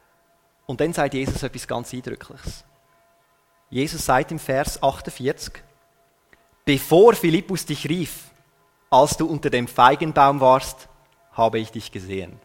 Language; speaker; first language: German; native; German